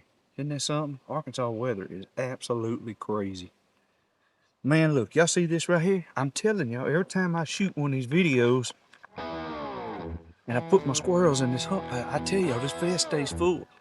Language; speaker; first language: English; native; English